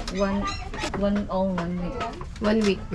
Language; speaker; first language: English; non-native, local second language; Cebuano